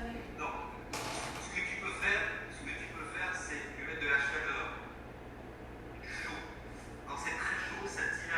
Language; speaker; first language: French; native; French